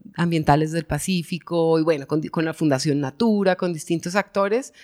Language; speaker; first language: Spanish; native; Spanish